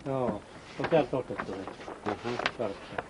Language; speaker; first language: Finnish; native; Finnish